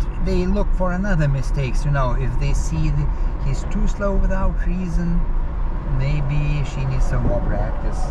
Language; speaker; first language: English; non-native, learner; Lithuanian